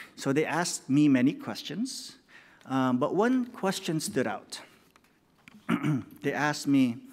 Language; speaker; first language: English; non-native, local second language; Filipino